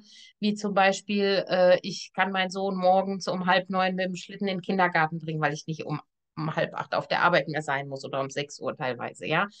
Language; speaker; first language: German; native; German